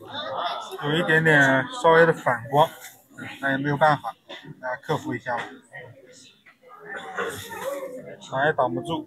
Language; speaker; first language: Chinese; native; Chinese